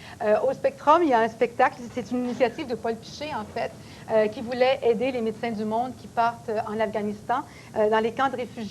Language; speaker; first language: French; native; French